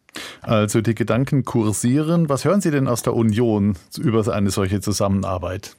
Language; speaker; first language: German; native; German